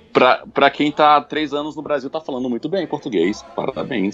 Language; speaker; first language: Portuguese; native; Portuguese